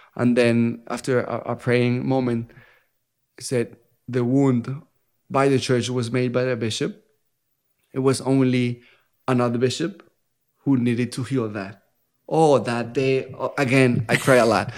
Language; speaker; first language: English; non-native, fluent; Spanish